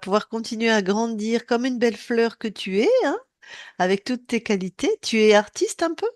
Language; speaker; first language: French; native; French